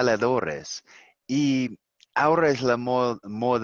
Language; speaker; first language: Spanish; non-native, fluent; English